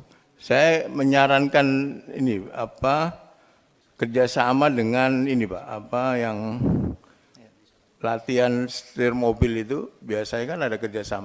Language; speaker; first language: Indonesian; native; Indonesian